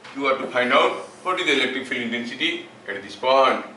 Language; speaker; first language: English; non-native, local second language; Hindi